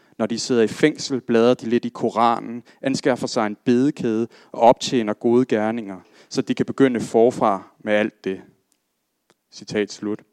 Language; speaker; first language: Danish; native; Danish